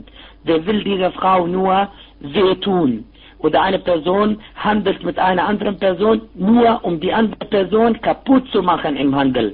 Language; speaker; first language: German; non-native, fluent; Arabic